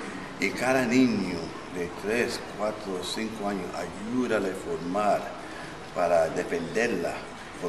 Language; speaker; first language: Spanish; non-native, local second language; English